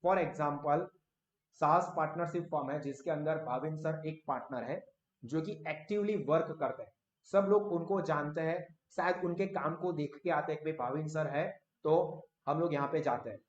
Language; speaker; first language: Hindi; non-native, local second language; Gujarati